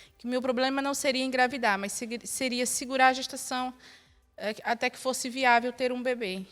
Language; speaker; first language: Portuguese; native; Portuguese